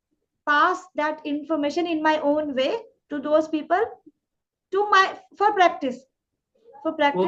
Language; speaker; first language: English; non-native, local second language; Hindi